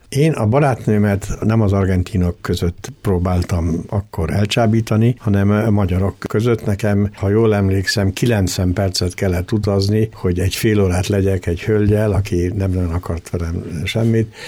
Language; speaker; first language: Hungarian; early bilingual, other home language; Spanish